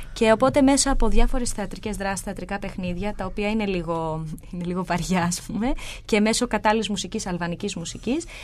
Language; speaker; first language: Greek; early bilingual, other home language; Albanian